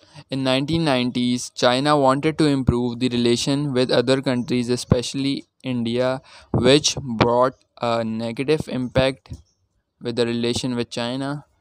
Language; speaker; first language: English; non-native, local second language; Urdu